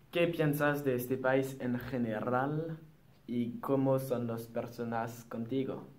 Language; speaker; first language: Spanish; non-native, learner; English